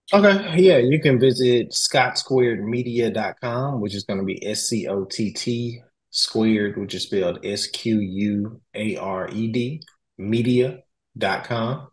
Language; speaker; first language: English; native; English